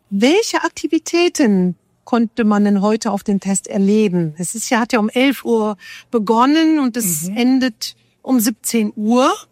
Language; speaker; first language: German; native; German